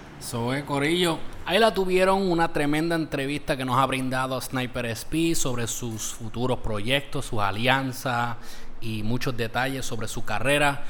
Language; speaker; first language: Spanish; native; Spanish